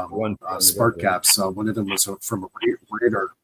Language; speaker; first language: English; native; English